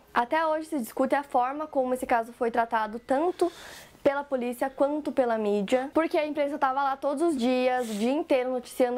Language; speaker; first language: Portuguese; native; Portuguese